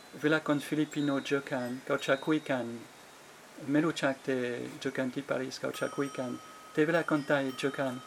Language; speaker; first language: Thai; non-native, fluent; French